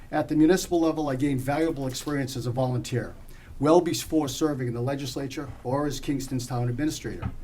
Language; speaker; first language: English; native; English